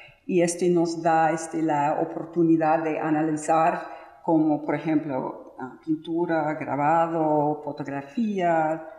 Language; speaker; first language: Spanish; non-native, fluent; English